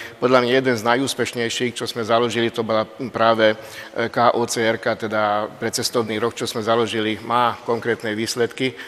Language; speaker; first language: Slovak; non-native, local second language; Hungarian